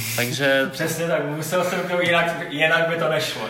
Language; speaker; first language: Czech; non-native, local second language; Polish